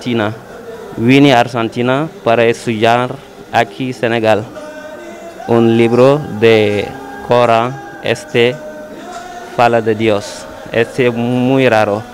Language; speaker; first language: Spanish; non-native, learner; Wolof